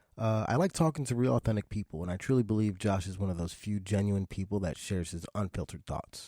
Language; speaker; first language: English; native; English